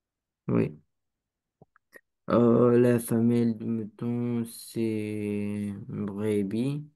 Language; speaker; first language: French; non-native, learner; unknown